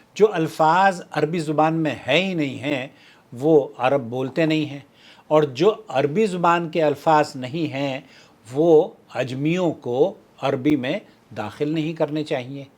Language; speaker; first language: Urdu; native; Urdu